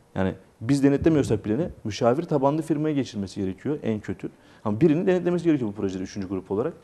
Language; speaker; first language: Turkish; native; Turkish